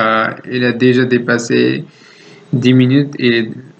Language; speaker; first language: French; non-native, learner; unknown